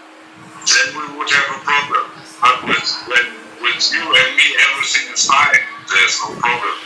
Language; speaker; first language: English; non-native, fluent; German